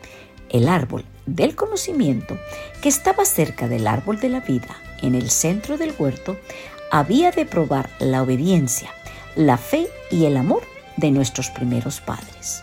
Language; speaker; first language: Spanish; native; Spanish